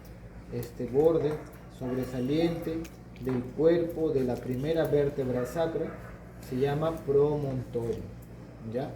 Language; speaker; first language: Spanish; native; Spanish